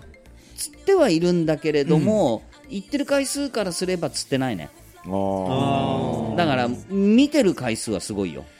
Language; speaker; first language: Japanese; native; Japanese